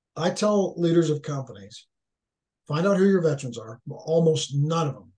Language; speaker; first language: English; native; English